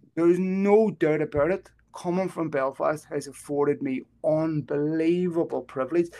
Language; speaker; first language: English; native; English